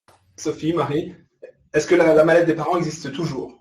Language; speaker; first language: French; native; French